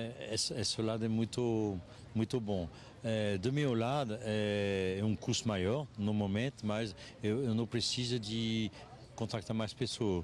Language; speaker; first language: Portuguese; non-native, fluent; French